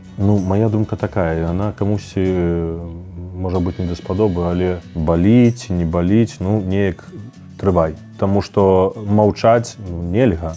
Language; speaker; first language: Belarusian; non-native, local second language; Russian